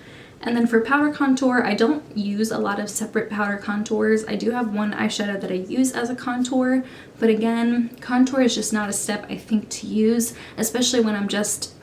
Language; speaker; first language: English; native; English